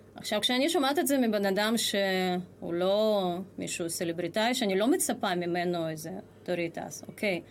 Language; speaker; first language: Hebrew; non-native, fluent; Russian